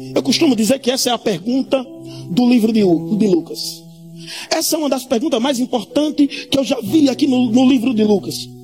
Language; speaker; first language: Portuguese; native; Portuguese